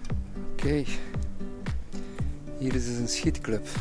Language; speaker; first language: Dutch; native; Dutch